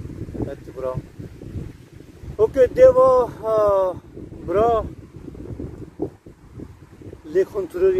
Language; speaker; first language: Swedish; non-native, learner; Persian